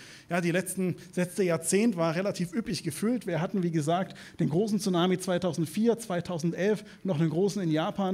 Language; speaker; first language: German; native; German